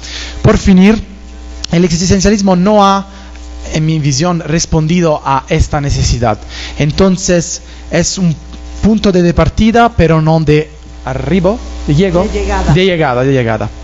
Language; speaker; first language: Spanish; non-native, fluent; Italian